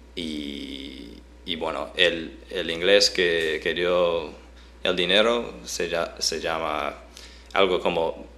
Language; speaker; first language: Spanish; non-native, fluent; English